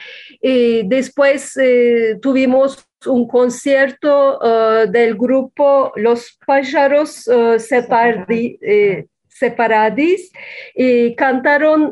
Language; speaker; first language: Spanish; non-native, fluent; Turkish